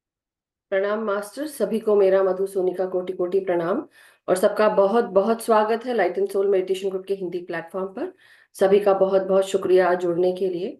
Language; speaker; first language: Hindi; native; Hindi